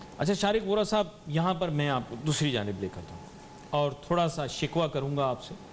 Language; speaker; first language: Urdu; non-native, local second language; Punjabi